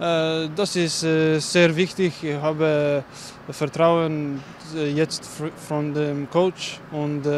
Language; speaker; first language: German; non-native, learner; Bosnian